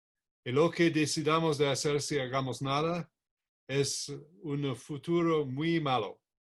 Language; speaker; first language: Spanish; non-native, learner; English